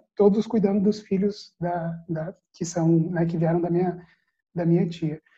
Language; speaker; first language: Portuguese; early bilingual, other home language; Arabic